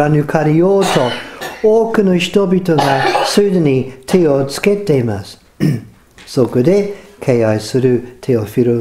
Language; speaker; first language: Japanese; non-native, fluent; English